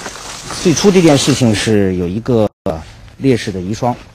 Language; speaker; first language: Chinese; native; Chinese